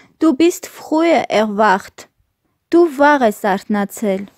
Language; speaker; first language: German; non-native, fluent; Armenian